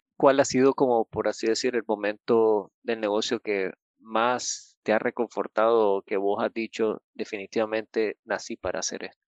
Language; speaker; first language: Spanish; native; Spanish